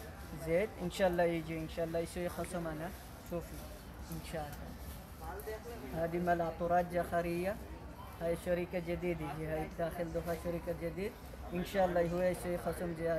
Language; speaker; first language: Arabic; non-native, learner; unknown